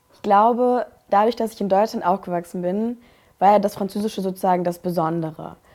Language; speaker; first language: German; native; German